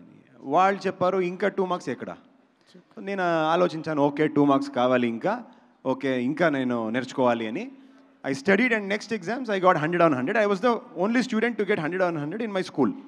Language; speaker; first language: Telugu; non-native, local second language; Kannada